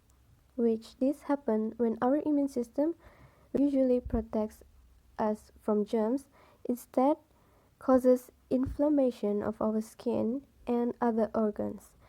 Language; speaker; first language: English; non-native, local second language; Malay